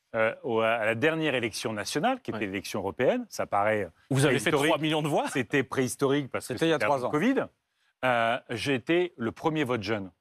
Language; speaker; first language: French; native; French